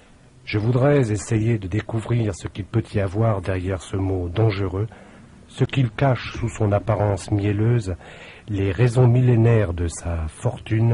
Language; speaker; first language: French; native; French